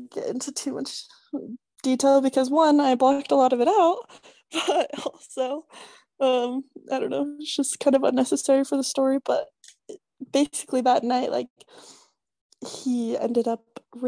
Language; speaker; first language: English; native; English